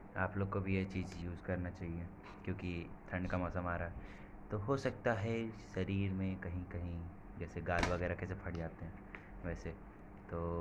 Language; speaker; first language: Hindi; native; Hindi